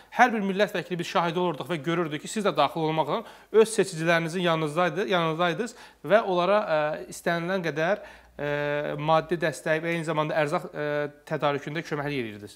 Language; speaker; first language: Azerbaijani; native; Azerbaijani